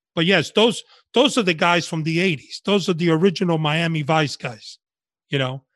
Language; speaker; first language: English; early bilingual, other home language; Spanish